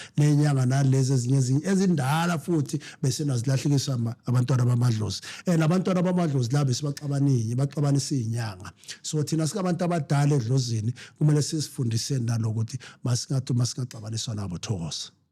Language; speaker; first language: Zulu; non-native, local second language; Southern Sotho